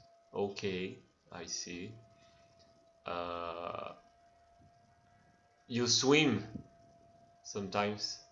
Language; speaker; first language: English; non-native, fluent; Portuguese